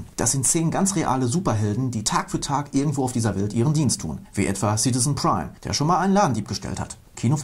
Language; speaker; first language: German; native; German